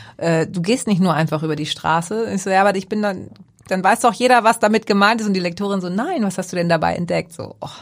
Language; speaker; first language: German; early bilingual, other home language; Greek